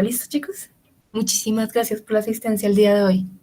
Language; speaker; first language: Spanish; native; Spanish